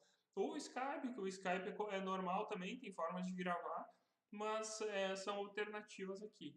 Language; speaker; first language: Portuguese; native; Portuguese